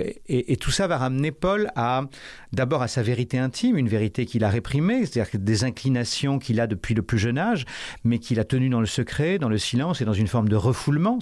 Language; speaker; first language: French; native; French